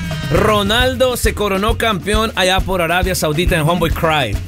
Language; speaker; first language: Spanish; early bilingual, heritage; Spanish